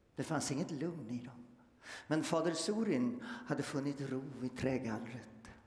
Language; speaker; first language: Swedish; native; Swedish